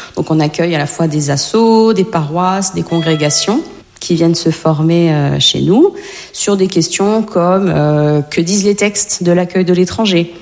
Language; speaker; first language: French; native; French